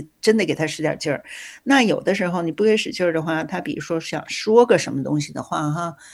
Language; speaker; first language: Chinese; native; Chinese